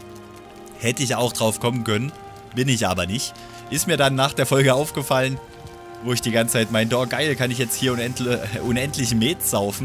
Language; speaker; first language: German; native; German